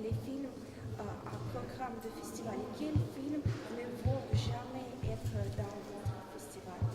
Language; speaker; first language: French; non-native, learner; Russian